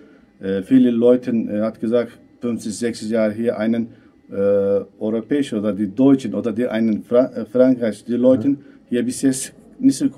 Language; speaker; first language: German; non-native, learner; Kurdish